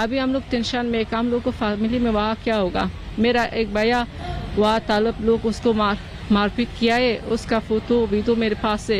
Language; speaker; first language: Hindi; non-native, fluent; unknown